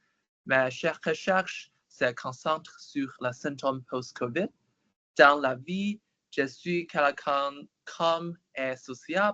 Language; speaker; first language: French; non-native, learner; Chinese